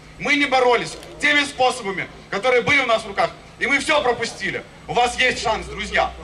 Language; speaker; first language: Russian; native; Russian